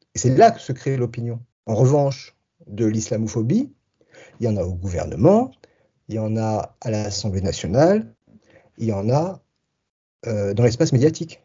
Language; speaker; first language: French; early bilingual, other home language; Tachelhit